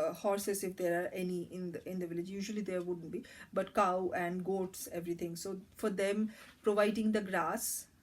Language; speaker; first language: English; non-native, local second language; Bangla